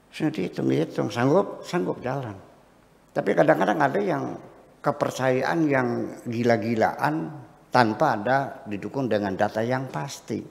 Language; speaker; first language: Indonesian; non-native, local second language; Javanese